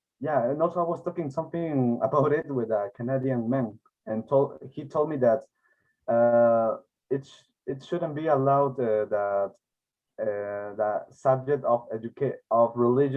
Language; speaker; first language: English; non-native, learner; Spanish